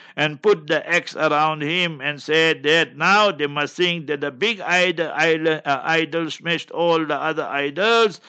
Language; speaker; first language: English; native; English